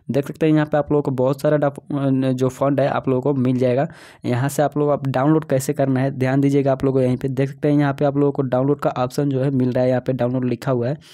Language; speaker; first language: Hindi; native; Hindi